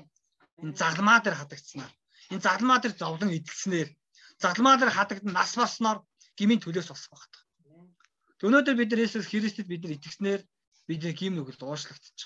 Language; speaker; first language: Mongolian; non-native, fluent; Korean